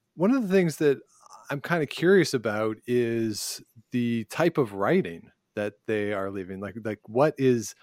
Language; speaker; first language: English; native; English